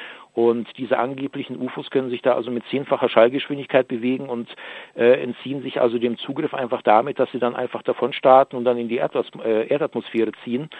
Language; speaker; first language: German; native; German